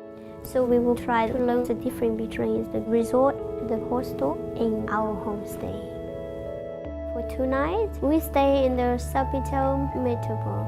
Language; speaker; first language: English; non-native, local second language; Hmong